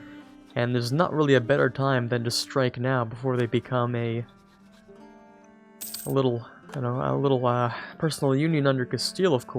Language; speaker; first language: English; native; English